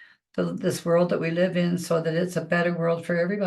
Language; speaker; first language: English; native; English